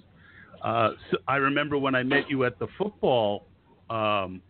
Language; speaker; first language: English; native; English